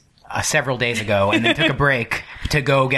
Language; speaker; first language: English; native; English